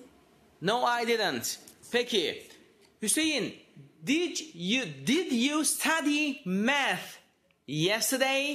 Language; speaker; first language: English; non-native, fluent; Turkish